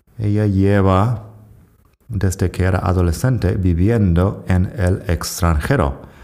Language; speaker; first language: Spanish; non-native, fluent; English